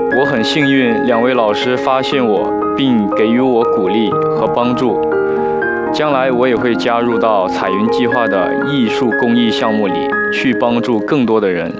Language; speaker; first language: Chinese; non-native, local second language; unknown